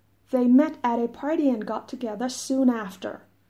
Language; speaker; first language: English; non-native, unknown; Persian